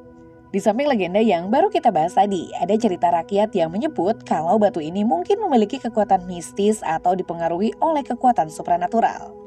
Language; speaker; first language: Indonesian; native; Indonesian